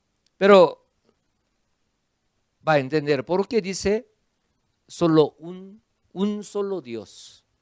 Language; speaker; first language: Spanish; non-native, fluent; Korean